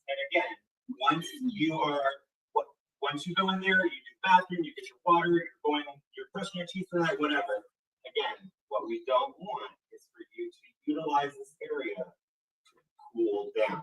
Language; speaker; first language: English; native; English